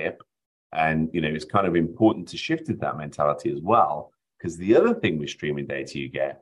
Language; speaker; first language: English; native; English